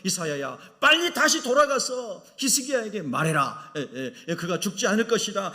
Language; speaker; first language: Korean; native; Korean